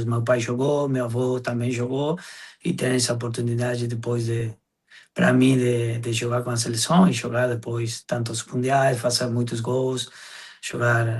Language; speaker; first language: Portuguese; non-native, fluent; Spanish